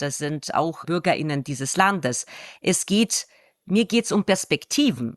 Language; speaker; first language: German; non-native, fluent; Russian